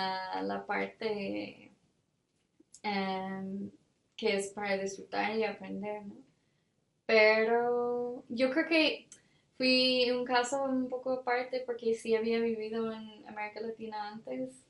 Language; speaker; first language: Spanish; non-native, fluent; English